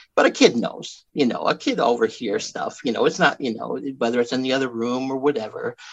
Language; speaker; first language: English; native; English